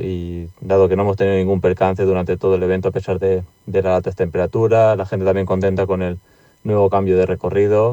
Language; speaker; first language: Spanish; native; Spanish